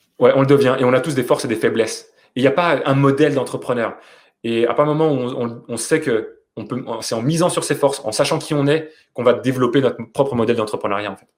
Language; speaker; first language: French; native; French